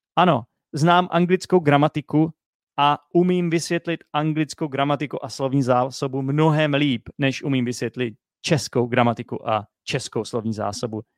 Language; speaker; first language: Czech; native; Czech